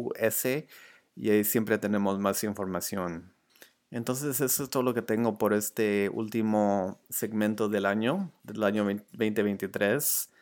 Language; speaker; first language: Spanish; early bilingual, other home language; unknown